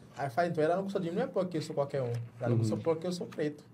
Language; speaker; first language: Portuguese; non-native, fluent; English